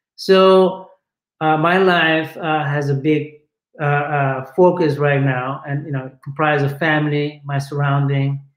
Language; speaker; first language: English; non-native, fluent; Portuguese